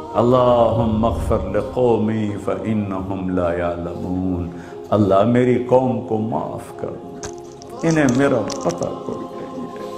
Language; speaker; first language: Urdu; non-native, local second language; Punjabi